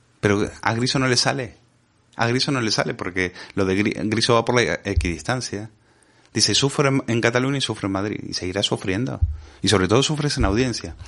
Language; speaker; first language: Spanish; native; Spanish